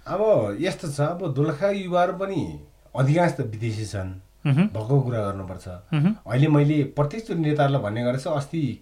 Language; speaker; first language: Nepali; native; Nepali